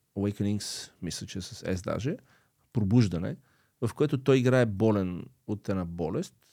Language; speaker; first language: Bulgarian; early bilingual, other home language; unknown